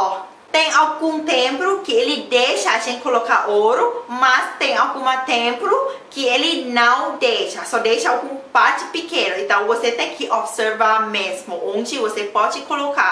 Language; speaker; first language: Portuguese; non-native, learner; Thai